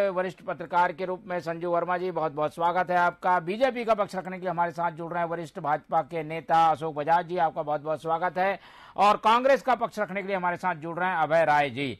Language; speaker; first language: Hindi; native; Hindi